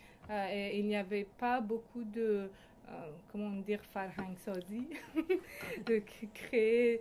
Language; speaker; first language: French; non-native, fluent; Persian